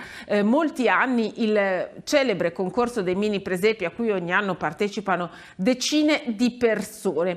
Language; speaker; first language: Italian; native; Italian